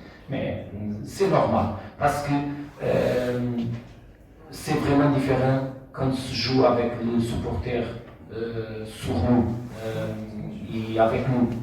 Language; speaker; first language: French; non-native, fluent; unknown